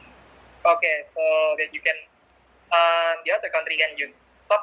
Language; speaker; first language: English; non-native, learner; Indonesian